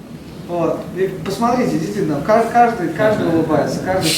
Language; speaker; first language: Russian; native; Russian